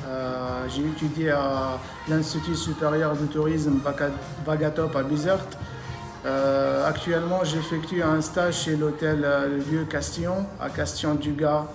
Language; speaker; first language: French; non-native, local second language; Arabic